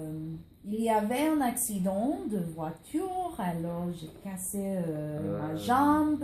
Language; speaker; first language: French; non-native, learner; English